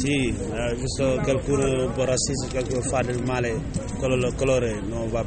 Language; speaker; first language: Italian; non-native, learner; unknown